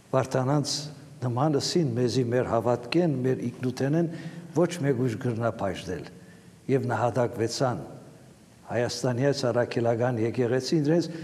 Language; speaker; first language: Armenian; native; Armenian